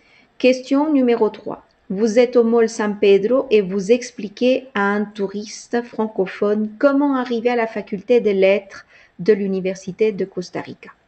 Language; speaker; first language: French; non-native, fluent; Spanish